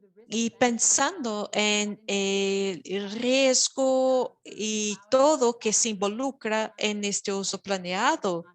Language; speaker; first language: Spanish; non-native, fluent; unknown